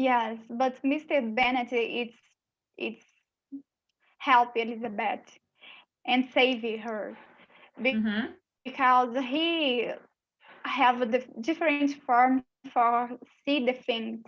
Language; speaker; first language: English; non-native, learner; Portuguese